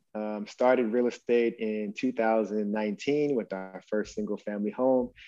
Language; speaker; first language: English; native; English